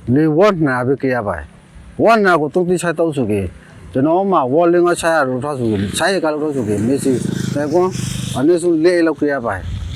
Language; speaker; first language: Burmese; native; Burmese